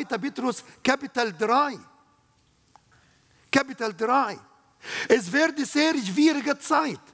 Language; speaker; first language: German; non-native, learner; Arabic